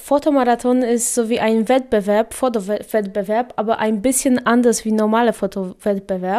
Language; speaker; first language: German; non-native, fluent; Polish